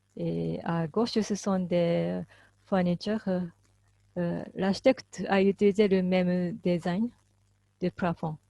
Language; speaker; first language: French; non-native, fluent; Japanese